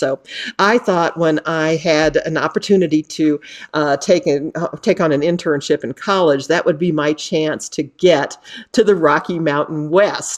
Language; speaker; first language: English; native; English